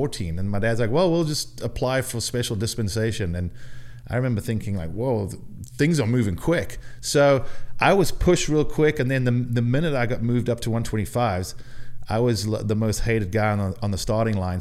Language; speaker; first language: English; native; English